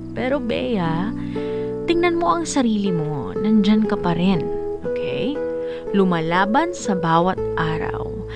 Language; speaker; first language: Filipino; non-native, local second language; Waray